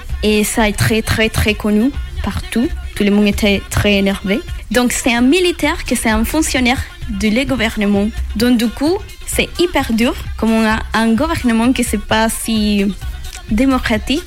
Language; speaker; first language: French; non-native, learner; Spanish